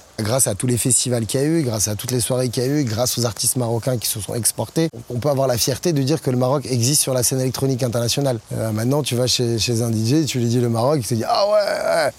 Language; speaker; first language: French; non-native, local second language; Arabic